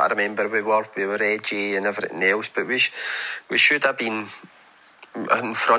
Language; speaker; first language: English; native; English